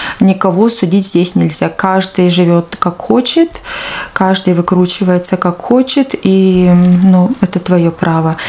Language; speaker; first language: Russian; native; Russian